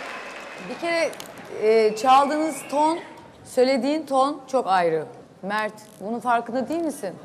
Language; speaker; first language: Turkish; native; Turkish